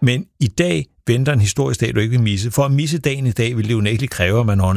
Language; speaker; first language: Danish; native; Danish